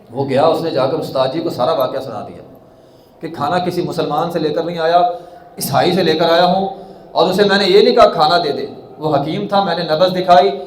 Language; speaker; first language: Urdu; non-native, local second language; Punjabi